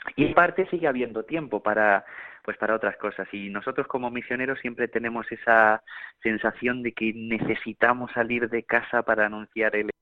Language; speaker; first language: Spanish; native; Spanish